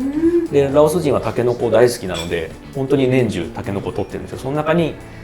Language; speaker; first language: Japanese; native; Japanese